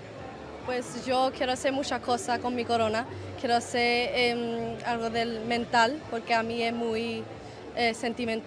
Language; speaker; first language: Spanish; non-native, learner; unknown